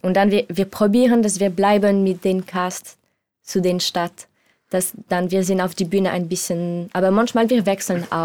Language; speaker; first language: German; non-native, learner; French